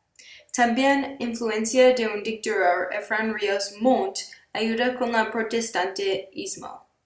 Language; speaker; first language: Spanish; non-native, learner; English